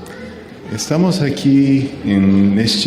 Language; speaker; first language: Portuguese; non-native, learner; Spanish